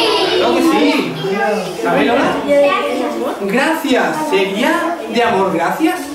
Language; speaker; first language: Spanish; native; Spanish